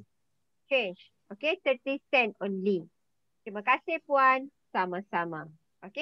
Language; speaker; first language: Malay; native; Malay